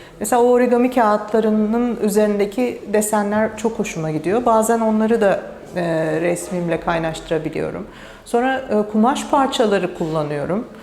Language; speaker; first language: Turkish; early bilingual, heritage; Turkish